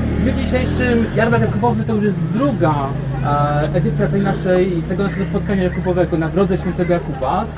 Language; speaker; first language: Polish; native; Polish